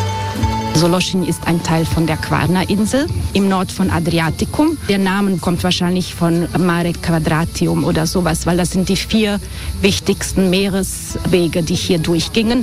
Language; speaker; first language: German; non-native, fluent; Croatian